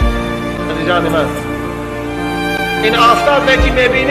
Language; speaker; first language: Persian; native; Persian